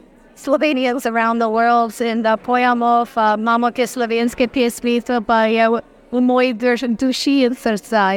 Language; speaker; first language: Slovenian; early bilingual, heritage; Slovenian